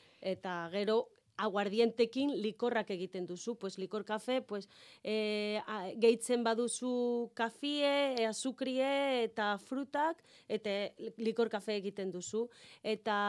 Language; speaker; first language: Basque; non-native, learner; Galician